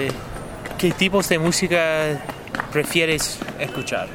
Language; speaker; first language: Spanish; non-native, fluent; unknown